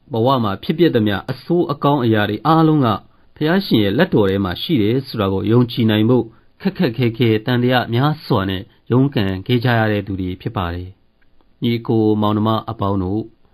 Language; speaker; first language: Burmese; native; Burmese